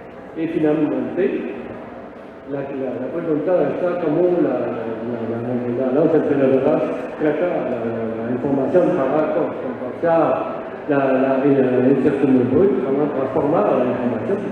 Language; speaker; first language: Spanish; non-native, learner; French